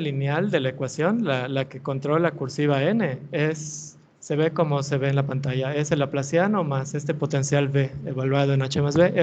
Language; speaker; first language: Spanish; native; Spanish